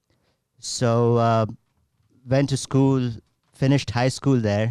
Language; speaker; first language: English; non-native, local second language; Gujarati